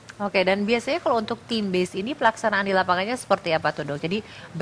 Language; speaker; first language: Indonesian; native; Indonesian